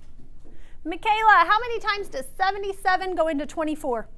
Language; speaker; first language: English; native; English